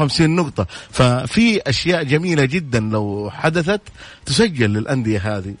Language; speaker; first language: Arabic; native; Arabic